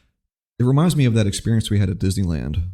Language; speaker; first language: English; native; English